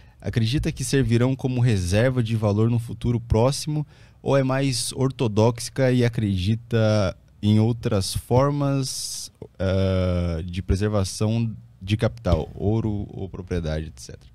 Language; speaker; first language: Portuguese; native; Portuguese